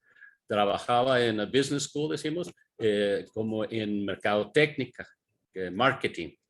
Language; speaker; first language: Spanish; non-native, fluent; English